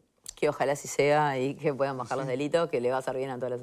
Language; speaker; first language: Spanish; native; Spanish